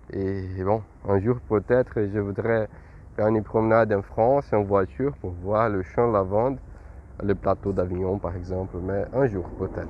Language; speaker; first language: French; non-native, fluent; Portuguese